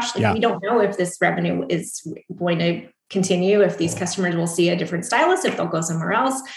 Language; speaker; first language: English; native; English